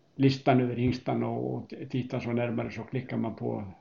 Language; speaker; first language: Swedish; non-native, fluent; Icelandic